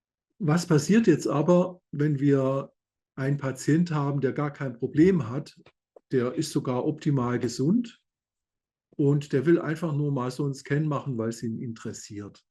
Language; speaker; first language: German; native; German